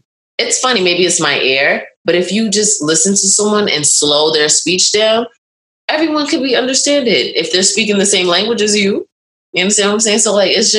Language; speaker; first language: English; native; English